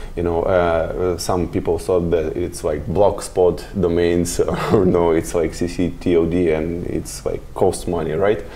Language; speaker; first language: English; non-native, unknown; Russian